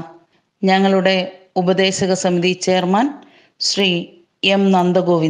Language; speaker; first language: Malayalam; native; Malayalam